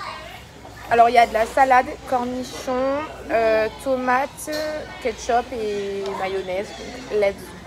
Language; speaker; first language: French; native; French